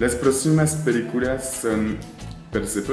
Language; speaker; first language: Spanish; non-native, learner; French